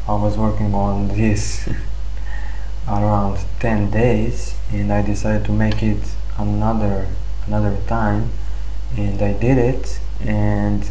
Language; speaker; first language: English; non-native, fluent; Serbian